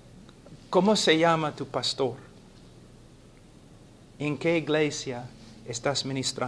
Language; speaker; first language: Spanish; non-native, fluent; English